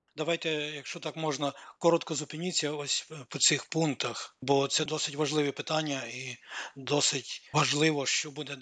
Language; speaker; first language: Ukrainian; native; Ukrainian